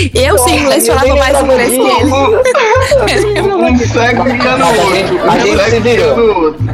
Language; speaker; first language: Portuguese; native; Portuguese